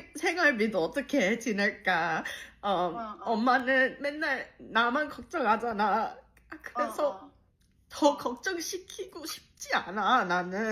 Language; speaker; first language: Korean; early bilingual, other home language; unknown